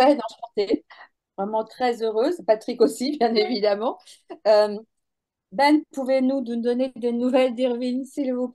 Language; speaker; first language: French; native; French